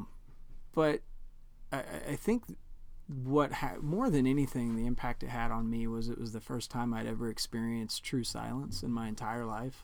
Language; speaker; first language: English; native; English